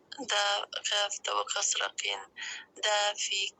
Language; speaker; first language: Arabic; non-native, learner; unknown